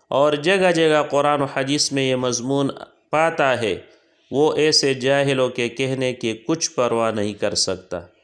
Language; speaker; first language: Urdu; native; Urdu